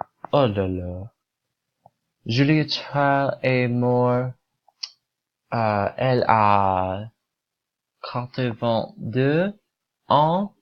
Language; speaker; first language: French; non-native, learner; English